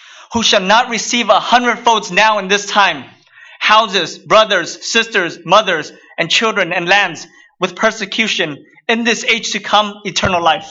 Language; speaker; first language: English; early bilingual, other home language; Vietnamese